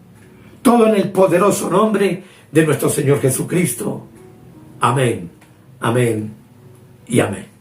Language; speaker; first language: Spanish; native; Spanish